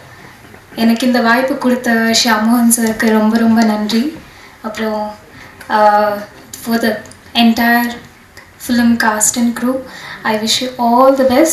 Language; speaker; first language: Tamil; non-native, learner; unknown